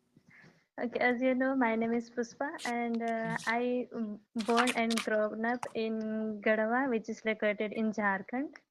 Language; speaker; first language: English; non-native, learner; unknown